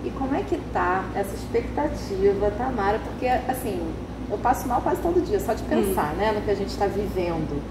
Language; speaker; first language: Portuguese; native; Portuguese